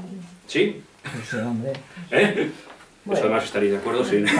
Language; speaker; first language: Spanish; native; Spanish